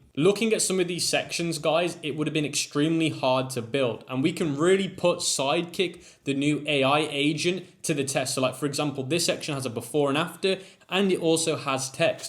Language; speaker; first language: English; native; English